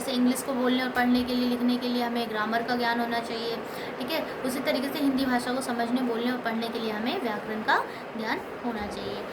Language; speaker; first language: Hindi; native; Hindi